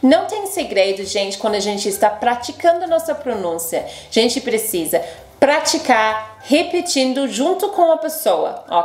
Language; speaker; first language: Portuguese; non-native, fluent; English